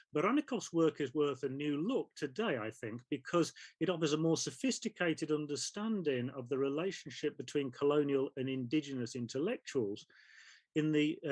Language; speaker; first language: English; native; English